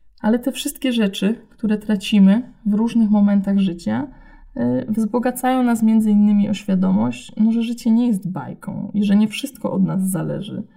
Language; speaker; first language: Polish; native; Polish